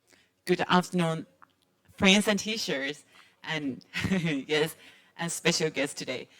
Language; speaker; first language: English; non-native, learner; Thai